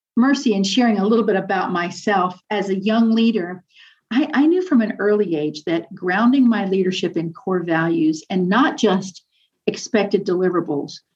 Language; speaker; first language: English; native; English